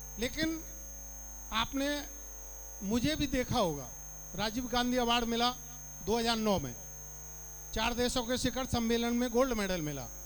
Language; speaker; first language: Hindi; native; Hindi